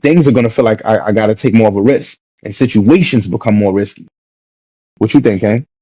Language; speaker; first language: English; native; English